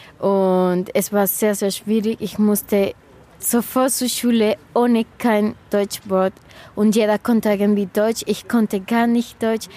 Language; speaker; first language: German; non-native, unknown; Spanish